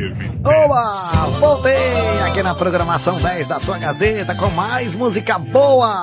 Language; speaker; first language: Portuguese; native; Portuguese